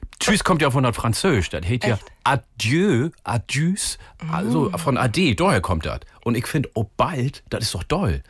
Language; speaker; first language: German; native; German